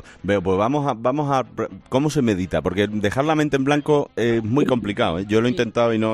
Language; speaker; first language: Spanish; native; Spanish